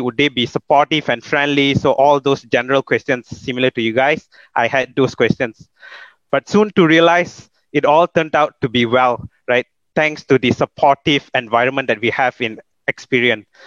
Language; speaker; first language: English; non-native, local second language; Malay